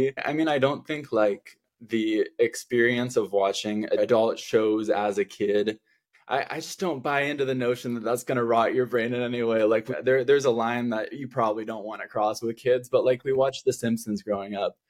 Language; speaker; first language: English; native; English